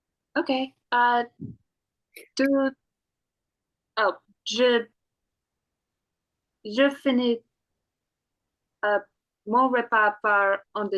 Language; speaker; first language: French; non-native, learner; English